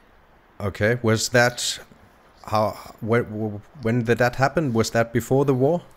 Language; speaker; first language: English; non-native, fluent; German